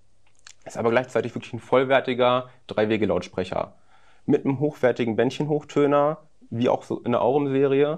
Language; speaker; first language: German; native; German